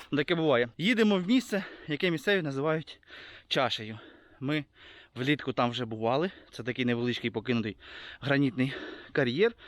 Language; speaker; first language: Ukrainian; native; Ukrainian